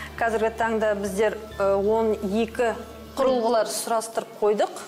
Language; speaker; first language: Kazakh; native; Kazakh